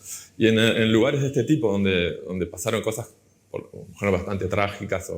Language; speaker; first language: Spanish; native; Spanish